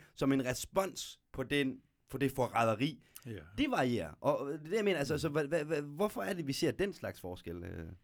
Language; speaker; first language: Danish; native; Danish